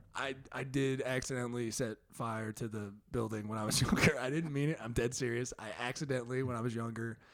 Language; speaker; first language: English; native; English